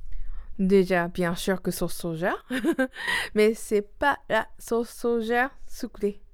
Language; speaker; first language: French; non-native, learner; Japanese